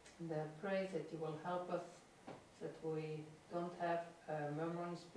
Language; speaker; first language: English; non-native, fluent; German